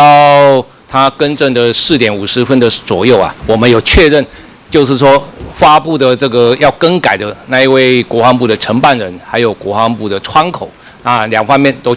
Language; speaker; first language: Chinese; native; Chinese